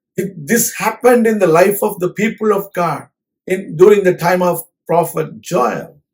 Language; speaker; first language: English; non-native, local second language; Tamil